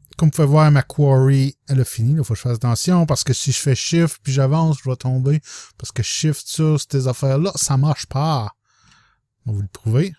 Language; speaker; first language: French; native; French